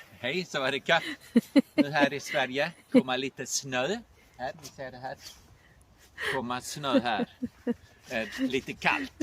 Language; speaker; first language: Swedish; non-native, learner; Thai